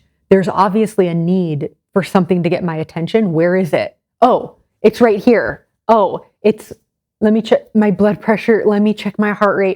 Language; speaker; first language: English; native; English